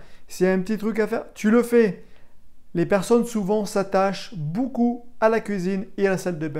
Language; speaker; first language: French; native; French